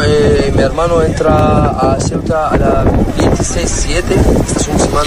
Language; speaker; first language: Spanish; non-native, learner; Arabic